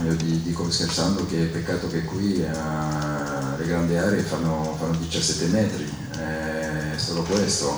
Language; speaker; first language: Italian; non-native, fluent; French